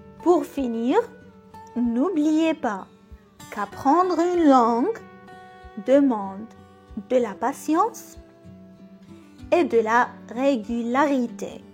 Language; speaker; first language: French; non-native, local second language; Arabic